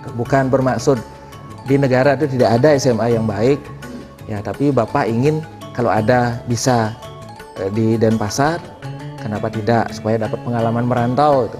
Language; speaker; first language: Indonesian; non-native, local second language; Balinese